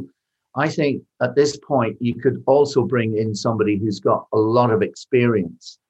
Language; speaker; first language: English; native; English